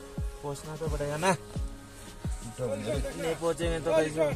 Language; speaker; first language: Hindi; non-native, local second language; Bangla